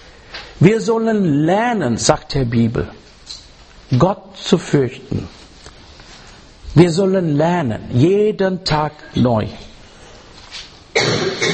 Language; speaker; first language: German; non-native, learner; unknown